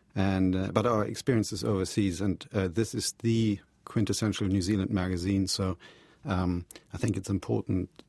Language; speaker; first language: English; non-native, fluent; German